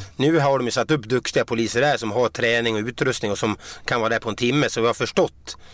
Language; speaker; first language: Swedish; native; Swedish